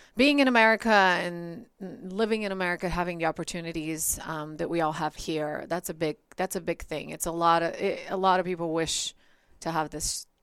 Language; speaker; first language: English; early bilingual, other home language; Bulgarian